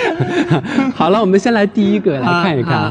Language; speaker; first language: Chinese; native; Chinese